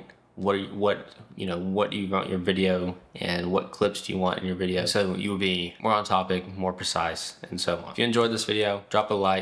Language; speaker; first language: English; native; English